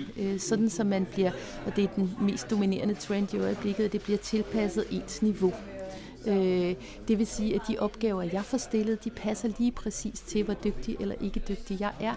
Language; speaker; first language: Danish; native; Danish